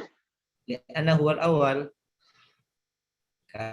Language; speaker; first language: Arabic; non-native, learner; Indonesian